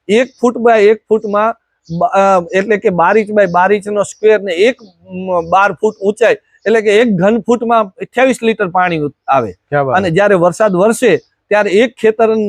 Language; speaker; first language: Gujarati; native; Gujarati